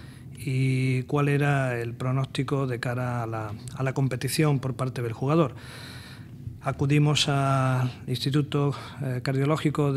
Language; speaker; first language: Spanish; native; Spanish